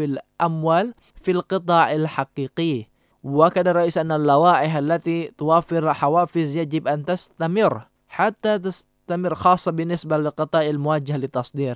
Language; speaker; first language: Arabic; non-native, fluent; Indonesian